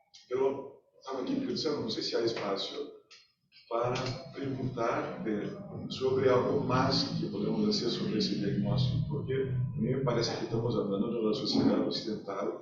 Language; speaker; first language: Spanish; non-native, fluent; Portuguese